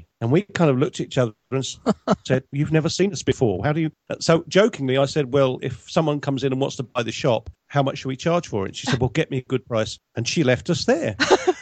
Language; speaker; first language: English; native; English